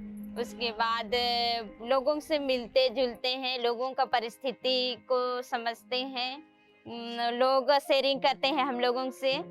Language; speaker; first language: Hindi; non-native, local second language; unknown